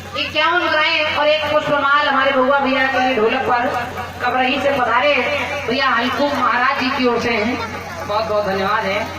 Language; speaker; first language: Hindi; native; Hindi